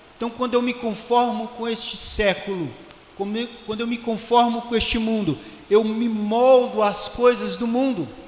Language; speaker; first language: Portuguese; native; Portuguese